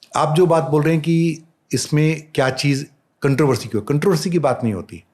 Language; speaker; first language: Hindi; native; Hindi